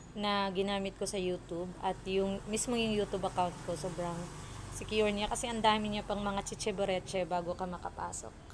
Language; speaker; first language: Filipino; non-native, local second language; Waray